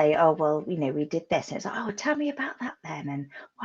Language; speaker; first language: English; native; English